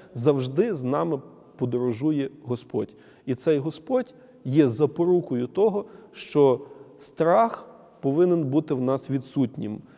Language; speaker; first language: Ukrainian; native; Ukrainian